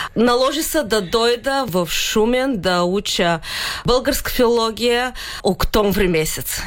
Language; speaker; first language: Bulgarian; early bilingual, heritage; Bulgarian